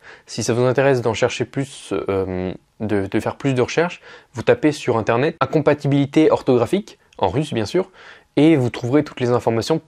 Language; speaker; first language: French; native; French